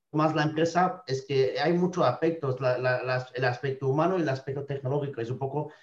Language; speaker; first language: Spanish; non-native, fluent; French